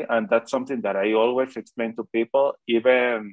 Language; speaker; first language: English; non-native, fluent; Spanish